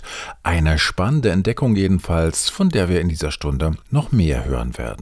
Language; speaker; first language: German; native; German